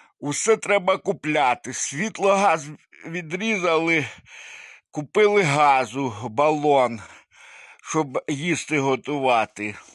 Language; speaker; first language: Ukrainian; native; Ukrainian